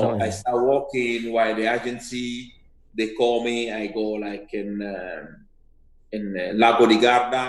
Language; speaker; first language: English; non-native, learner; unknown